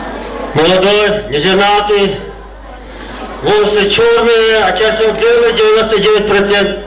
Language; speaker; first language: Russian; non-native, local second language; Kara-Kalpak